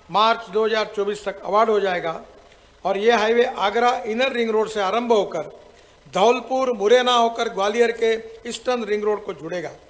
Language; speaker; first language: Hindi; non-native, local second language; Marathi